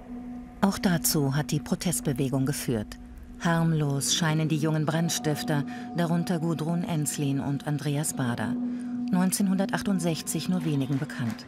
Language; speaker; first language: German; native; German